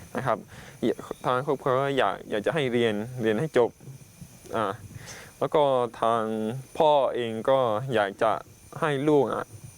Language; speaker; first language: Thai; non-native, local second language; Pattani Malay